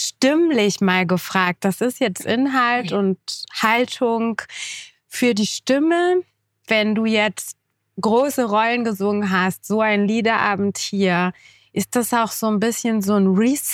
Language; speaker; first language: German; native; German